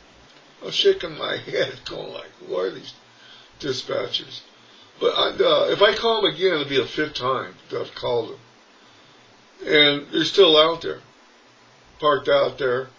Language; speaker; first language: English; native; English